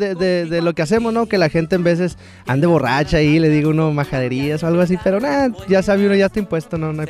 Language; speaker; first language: Spanish; native; Spanish